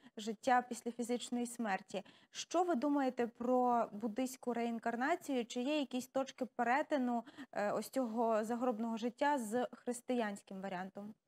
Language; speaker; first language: Ukrainian; native; Ukrainian